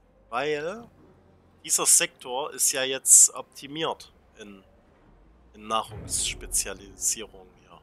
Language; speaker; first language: German; native; German